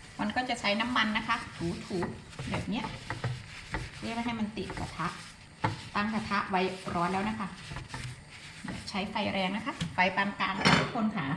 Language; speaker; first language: Thai; native; Thai